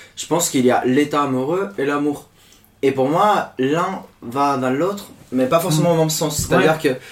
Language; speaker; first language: French; non-native, fluent; Spanish